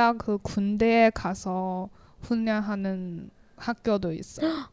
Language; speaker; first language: Korean; non-native, learner; Chinese